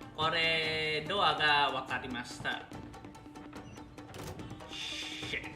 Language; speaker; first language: Japanese; non-native, learner; Indonesian